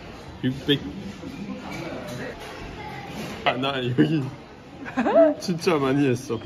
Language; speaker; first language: Korean; non-native, learner; French